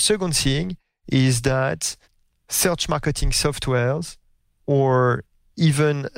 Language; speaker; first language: English; non-native, fluent; French